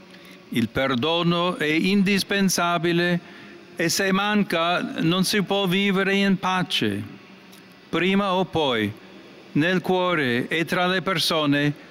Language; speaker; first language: Italian; non-native, fluent; English